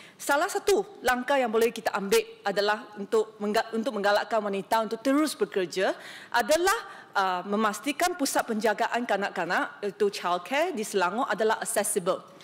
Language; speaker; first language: Malay; non-native, local second language; Chinese